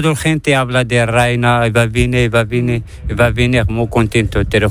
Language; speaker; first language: Spanish; non-native, learner; Arabic